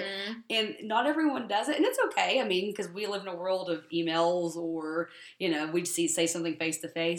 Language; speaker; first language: English; native; English